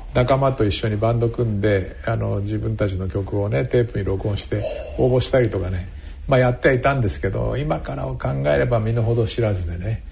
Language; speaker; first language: Japanese; native; Japanese